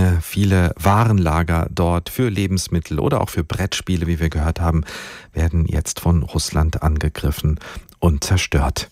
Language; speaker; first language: German; native; German